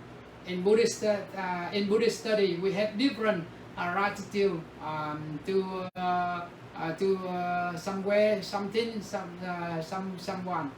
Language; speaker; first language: English; non-native, fluent; Vietnamese